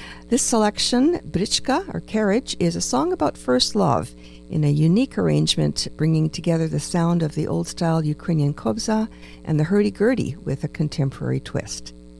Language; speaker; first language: English; early bilingual, other home language; Ukrainian